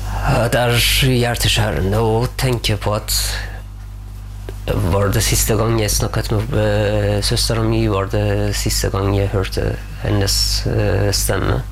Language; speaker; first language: Norwegian; non-native, fluent; Persian